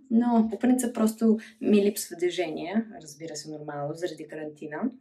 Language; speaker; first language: Bulgarian; non-native, fluent; Russian